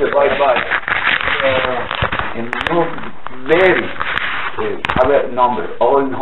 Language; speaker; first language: English; non-native, learner; Russian